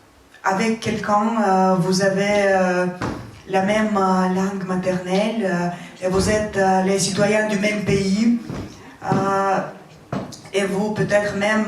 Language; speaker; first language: French; non-native, fluent; Russian